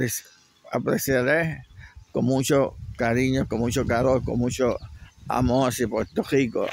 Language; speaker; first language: Spanish; native; Spanish